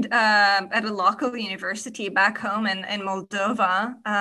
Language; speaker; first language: English; non-native, fluent; Romanian